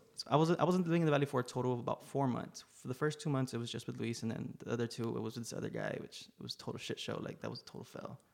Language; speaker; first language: English; native; English